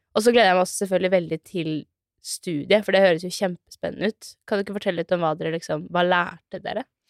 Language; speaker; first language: Norwegian; native; Norwegian